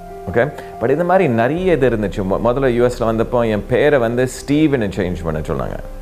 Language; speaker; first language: Tamil; early bilingual, heritage; Tamil